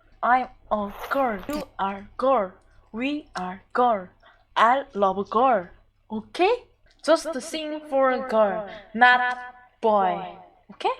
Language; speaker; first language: English; non-native, learner; Korean